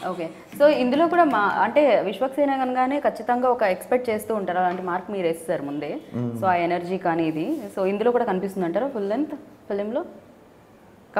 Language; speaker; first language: Telugu; native; Telugu